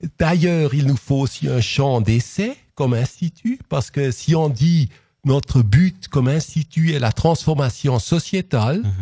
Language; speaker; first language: French; non-native, local second language; Swiss German